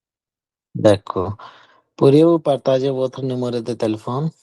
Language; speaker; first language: French; non-native, learner; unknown